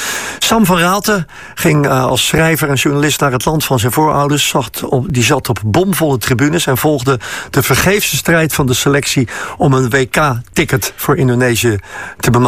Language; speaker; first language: Dutch; native; Dutch